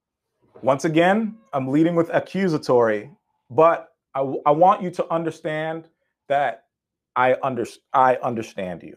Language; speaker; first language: English; native; English